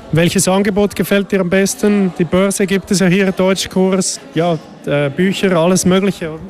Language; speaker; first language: German; native; German